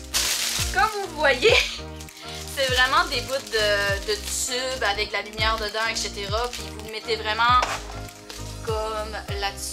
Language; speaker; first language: French; native; French